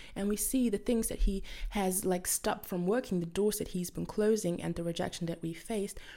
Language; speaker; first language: English; non-native, fluent; German